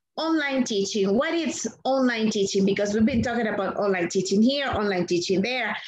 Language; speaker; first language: English; non-native, fluent; Spanish